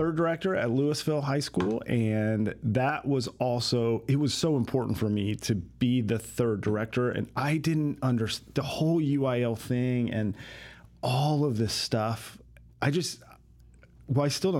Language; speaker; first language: English; native; English